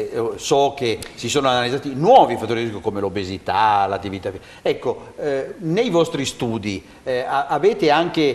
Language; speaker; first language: Italian; native; Italian